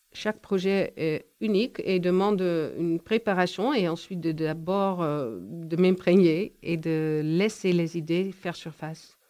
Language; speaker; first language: French; non-native, fluent; Dutch